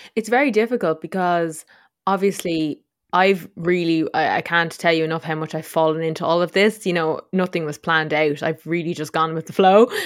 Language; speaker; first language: English; native; English